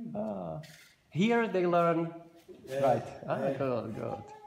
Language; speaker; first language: English; non-native, learner; Czech